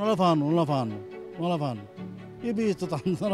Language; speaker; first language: Italian; non-native, learner; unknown